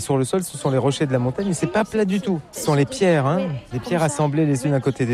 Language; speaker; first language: French; native; French